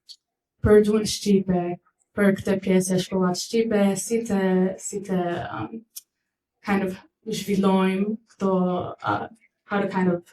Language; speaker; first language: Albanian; early bilingual, heritage; English